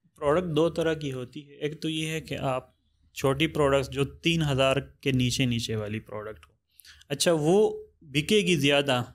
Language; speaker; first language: Urdu; non-native, local second language; Pashto